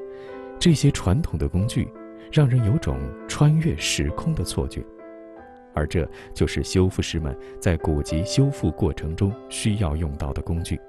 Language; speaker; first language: Chinese; native; Chinese